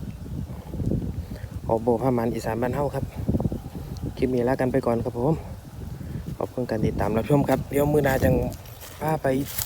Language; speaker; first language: Thai; native; Thai